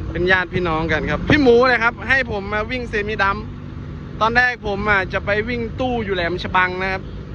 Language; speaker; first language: Thai; non-native, local second language; Northern Khmer